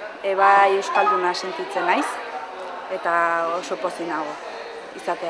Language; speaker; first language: Basque; non-native, local second language; Spanish